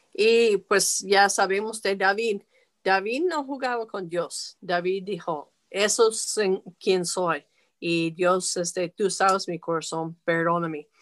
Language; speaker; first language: Spanish; non-native, fluent; English